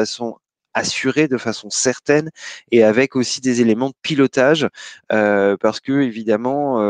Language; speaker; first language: French; native; French